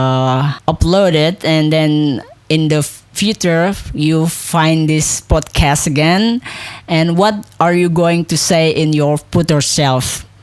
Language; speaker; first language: English; non-native, local second language; Indonesian